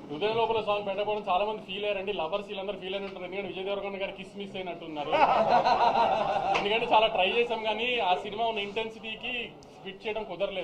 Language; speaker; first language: Telugu; native; Telugu